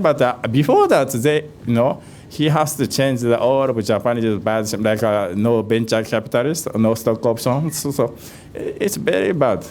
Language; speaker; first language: English; non-native, fluent; Japanese